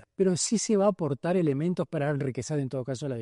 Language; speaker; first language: Spanish; native; Spanish